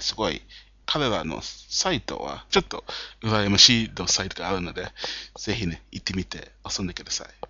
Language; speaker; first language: Japanese; non-native, fluent; English